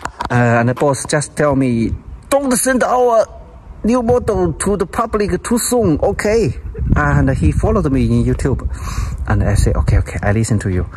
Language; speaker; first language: English; non-native, learner; Chinese